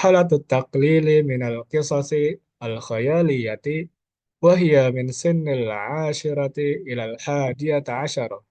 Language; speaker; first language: Arabic; non-native, learner; Indonesian